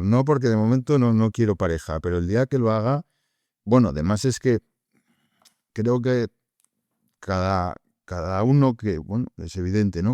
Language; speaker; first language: Spanish; native; Spanish